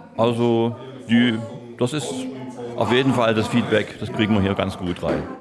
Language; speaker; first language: German; native; German